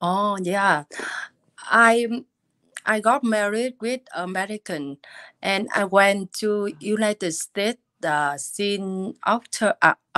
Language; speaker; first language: English; non-native, learner; Vietnamese